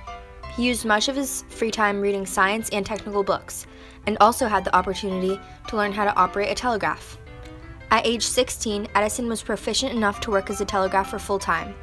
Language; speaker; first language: English; native; English